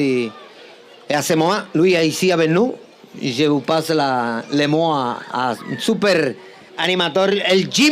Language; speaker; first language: French; non-native, fluent; Spanish